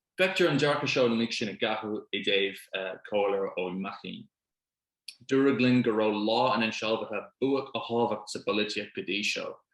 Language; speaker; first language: Irish; non-native, local second language; English